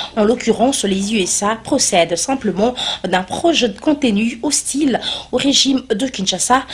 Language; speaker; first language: French; non-native, local second language; Lingala